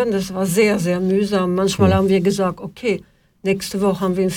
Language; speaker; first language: German; non-native, fluent; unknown